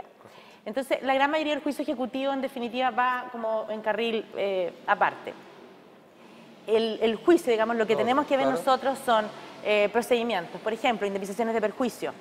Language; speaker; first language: Spanish; native; Spanish